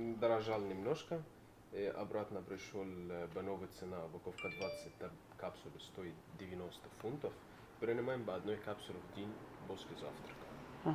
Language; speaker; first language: Russian; non-native, learner; Arabic